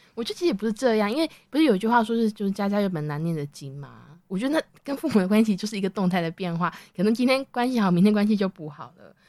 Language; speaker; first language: Chinese; native; Chinese